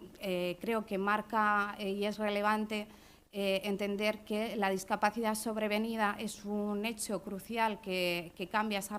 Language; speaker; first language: Spanish; native; Spanish